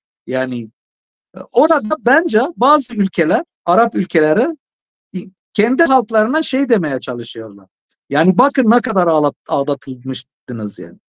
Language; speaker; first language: Turkish; non-native, fluent; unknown